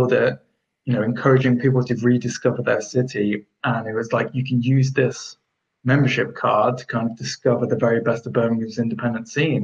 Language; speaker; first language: English; native; English